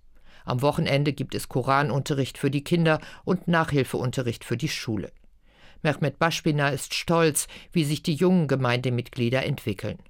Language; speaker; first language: German; native; German